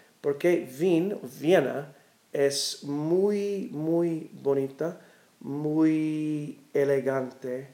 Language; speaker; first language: Spanish; non-native, learner; English